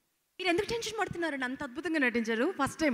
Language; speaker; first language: Telugu; native; Telugu